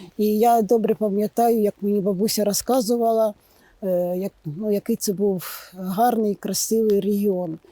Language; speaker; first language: Ukrainian; non-native, local second language; Russian